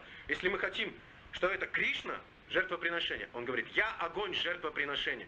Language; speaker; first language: Russian; native; Russian